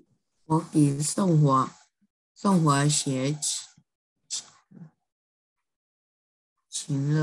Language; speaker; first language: Chinese; non-native, learner; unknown